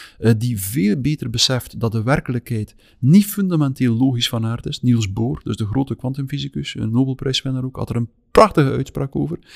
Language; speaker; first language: Dutch; native; Dutch